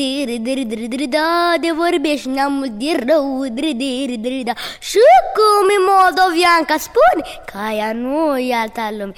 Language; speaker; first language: Romanian; early bilingual, heritage; Romanian